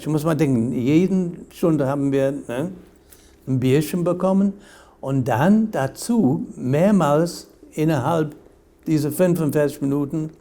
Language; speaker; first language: German; non-native, fluent; English